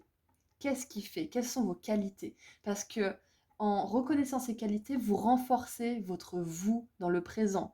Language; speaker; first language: French; native; French